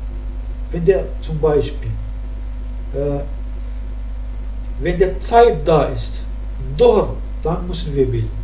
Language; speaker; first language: German; non-native, learner; Arabic